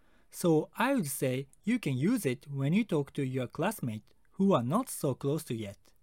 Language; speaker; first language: English; non-native, fluent; Japanese